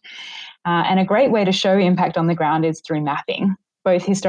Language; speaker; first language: English; native; English